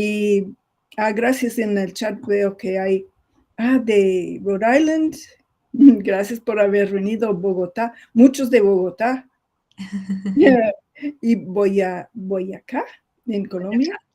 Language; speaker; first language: Spanish; non-native, fluent; English